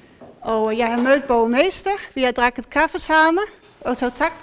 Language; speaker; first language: Danish; non-native, fluent; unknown